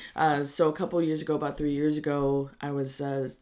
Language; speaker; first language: English; native; English